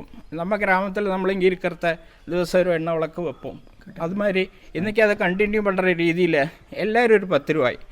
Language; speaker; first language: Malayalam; non-native, local second language; Tamil